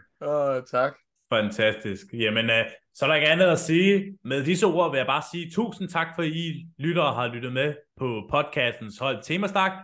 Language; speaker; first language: Danish; native; Danish